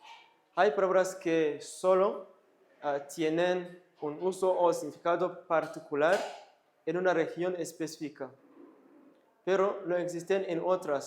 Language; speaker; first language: Spanish; non-native, fluent; Kinyarwanda